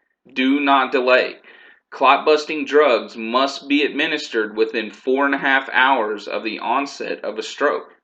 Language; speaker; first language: English; native; English